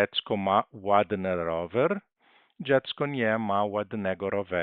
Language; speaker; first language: Polish; non-native, learner; Portuguese